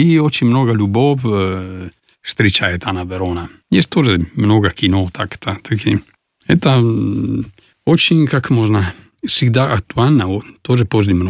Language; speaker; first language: Russian; non-native, learner; Italian